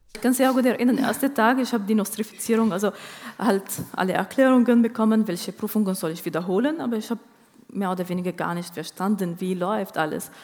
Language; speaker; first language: German; non-native, fluent; Arabic